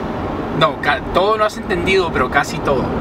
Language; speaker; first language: Spanish; early bilingual, heritage; Spanish